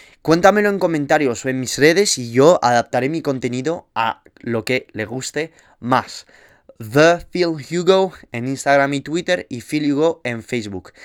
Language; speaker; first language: Spanish; early bilingual, heritage; Spanish